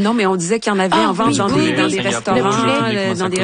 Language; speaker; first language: French; native; French